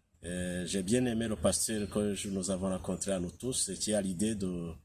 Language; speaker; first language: French; non-native, local second language; Kinyarwanda